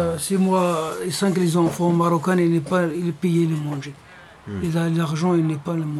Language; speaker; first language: French; non-native, learner; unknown